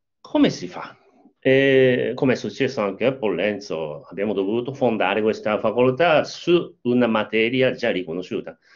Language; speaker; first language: Italian; non-native, fluent; Japanese